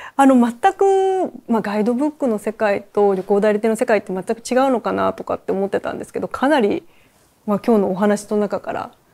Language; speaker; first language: Japanese; native; Japanese